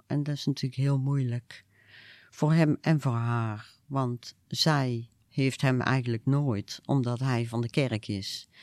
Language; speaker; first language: Dutch; native; Dutch